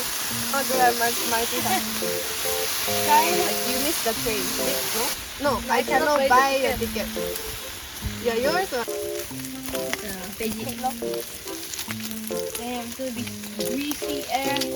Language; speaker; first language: English; non-native, local second language; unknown